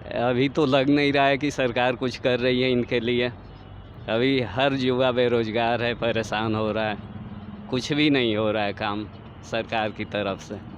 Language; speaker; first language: Hindi; native; Hindi